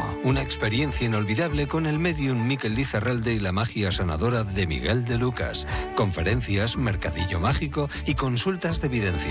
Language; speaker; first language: Spanish; native; Spanish